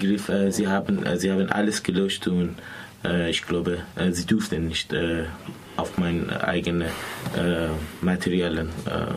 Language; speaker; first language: German; non-native, learner; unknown